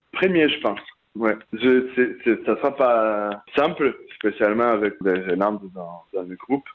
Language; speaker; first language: French; non-native, fluent; Portuguese